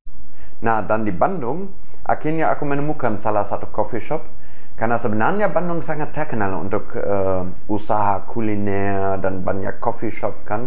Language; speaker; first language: Indonesian; non-native, fluent; German